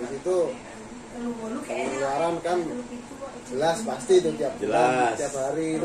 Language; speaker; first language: Indonesian; non-native, local second language; Javanese